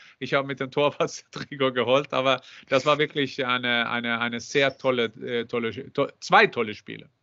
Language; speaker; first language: German; non-native, fluent; Norwegian